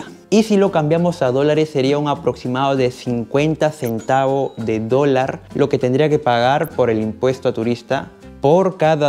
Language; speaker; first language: Spanish; native; Spanish